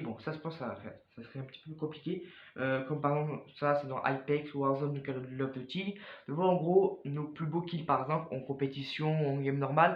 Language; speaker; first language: French; native; French